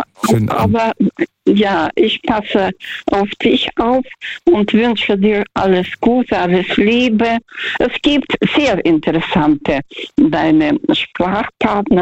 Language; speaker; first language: German; non-native, fluent; Russian